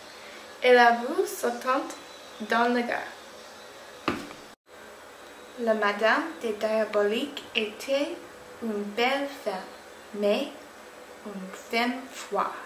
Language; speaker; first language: French; non-native, learner; English